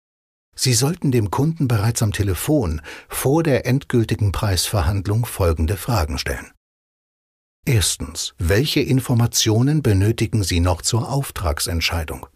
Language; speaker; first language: German; native; German